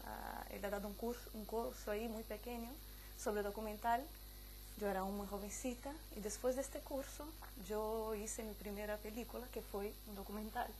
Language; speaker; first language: Spanish; non-native, fluent; Portuguese